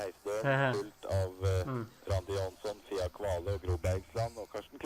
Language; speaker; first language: Norwegian; native; Norwegian